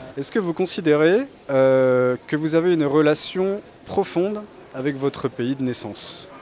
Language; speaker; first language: French; native; French